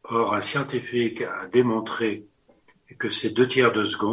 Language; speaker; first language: French; native; French